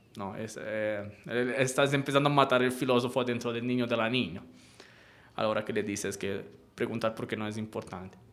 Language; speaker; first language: Spanish; non-native, fluent; Italian